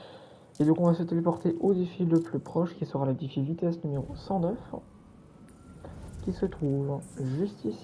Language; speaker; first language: French; native; French